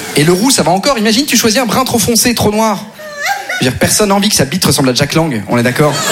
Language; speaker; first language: French; native; French